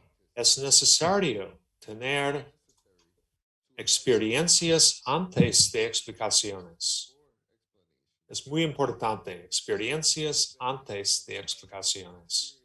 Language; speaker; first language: Spanish; non-native, learner; English